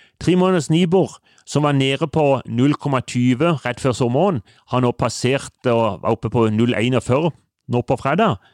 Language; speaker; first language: Norwegian; native; Norwegian